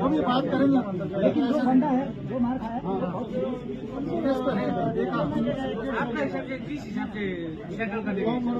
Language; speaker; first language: Hindi; non-native, local second language; Nepali